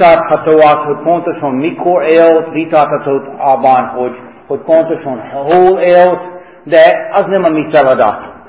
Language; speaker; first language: Hungarian; non-native, fluent; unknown